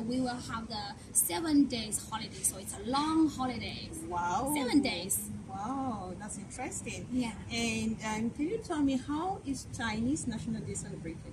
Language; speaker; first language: English; non-native, learner; Chinese